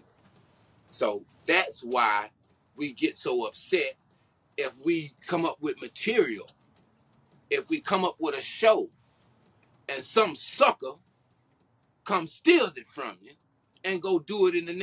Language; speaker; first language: English; native; English